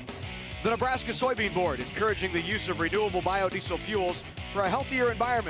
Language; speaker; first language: English; native; English